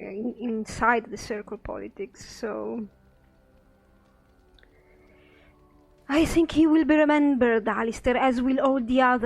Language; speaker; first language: English; non-native, fluent; Italian